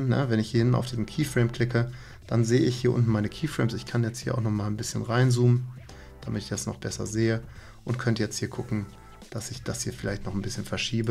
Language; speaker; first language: German; native; German